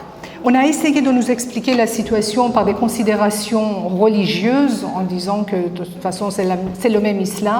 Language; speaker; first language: French; non-native, fluent; Persian